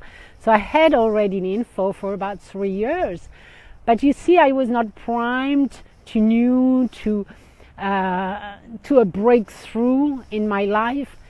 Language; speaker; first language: English; non-native, fluent; French